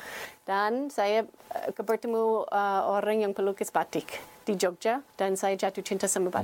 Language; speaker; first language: Indonesian; non-native, learner; English